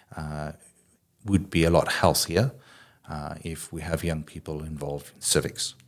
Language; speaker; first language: English; native; English